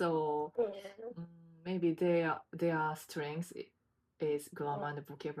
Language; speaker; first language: English; non-native, learner; Japanese